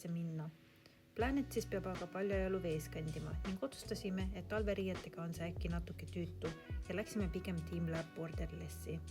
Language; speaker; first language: Estonian; native; Estonian